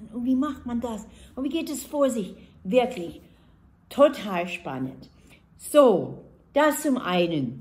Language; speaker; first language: German; non-native, fluent; English